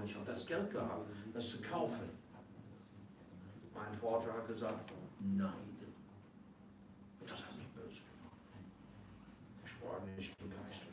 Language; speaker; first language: German; non-native, fluent; English